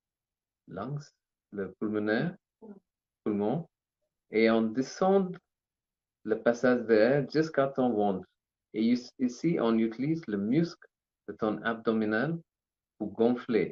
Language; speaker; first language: French; non-native, learner; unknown